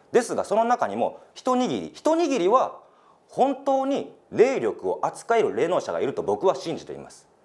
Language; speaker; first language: Japanese; native; Japanese